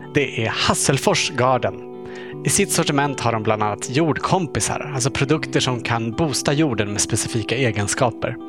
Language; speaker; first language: Swedish; native; Swedish